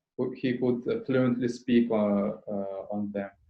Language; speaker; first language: English; non-native, learner; Russian